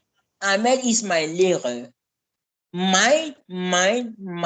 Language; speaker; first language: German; non-native, learner; French